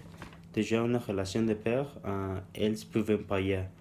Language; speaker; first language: French; non-native, learner; Spanish